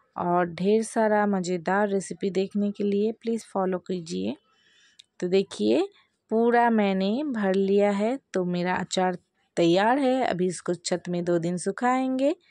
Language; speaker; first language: Hindi; non-native, local second language; Bangla